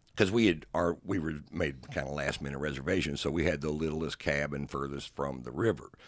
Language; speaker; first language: English; native; English